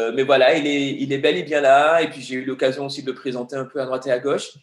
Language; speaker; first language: French; native; French